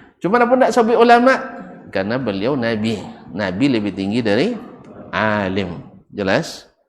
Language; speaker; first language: Malay; native; Malay